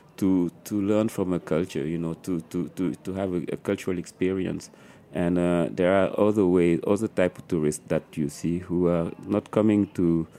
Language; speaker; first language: English; non-native, fluent; French